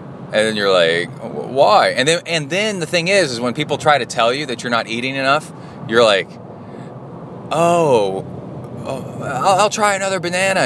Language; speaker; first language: English; native; English